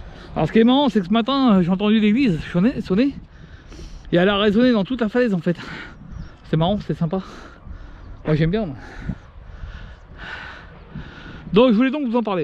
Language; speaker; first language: French; native; French